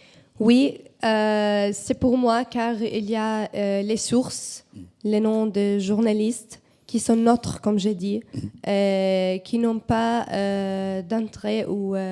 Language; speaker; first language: French; non-native, learner; Arabic